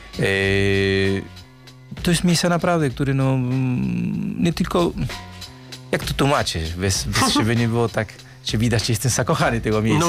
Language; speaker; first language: Polish; non-native, learner; Spanish